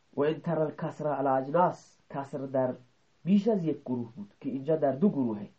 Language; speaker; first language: Persian; non-native, local second language; Baluchi